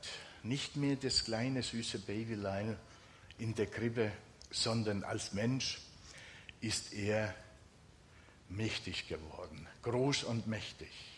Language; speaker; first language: German; non-native, fluent; Finnish